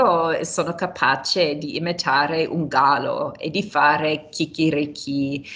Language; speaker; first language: Italian; non-native, fluent; English